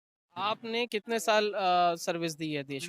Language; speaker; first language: Hindi; native; Hindi